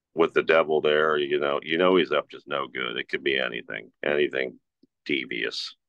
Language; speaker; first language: English; native; English